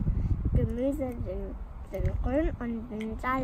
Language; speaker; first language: German; early bilingual, other home language; Indonesian